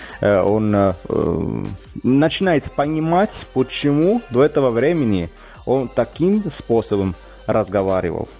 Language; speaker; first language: Russian; non-native, fluent; Italian